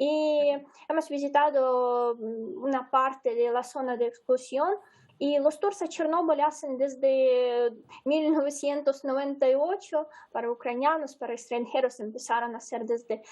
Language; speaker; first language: Spanish; non-native, fluent; Ukrainian